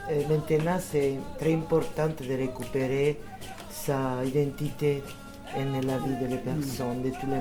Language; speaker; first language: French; non-native, learner; Italian